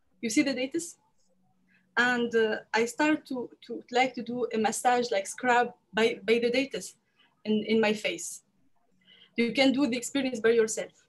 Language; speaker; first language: English; non-native, learner; French